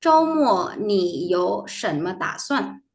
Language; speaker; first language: Chinese; non-native, fluent; Indonesian